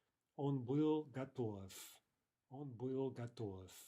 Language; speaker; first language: Russian; non-native, fluent; English